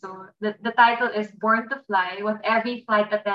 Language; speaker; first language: English; non-native, local second language; Filipino